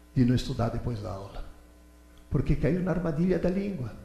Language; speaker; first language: Portuguese; early bilingual, other home language; Italian